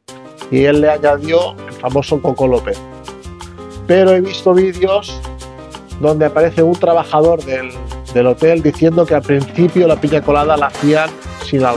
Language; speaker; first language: Spanish; native; Spanish